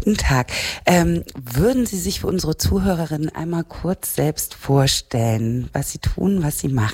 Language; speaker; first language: German; native; German